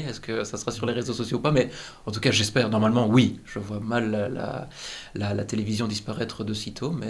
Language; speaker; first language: French; native; French